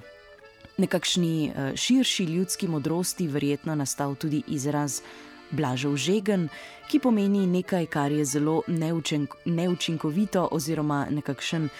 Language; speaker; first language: Slovenian; native; Slovenian